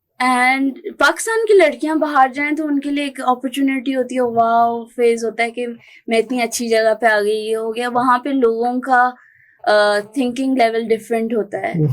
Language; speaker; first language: Urdu; early bilingual, heritage; Urdu